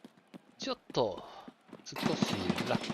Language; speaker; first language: Japanese; non-native, learner; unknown